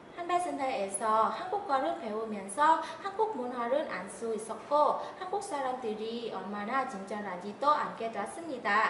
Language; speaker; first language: Korean; non-native, learner; Vietnamese